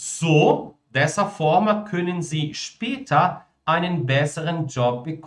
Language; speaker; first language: German; non-native, fluent; Portuguese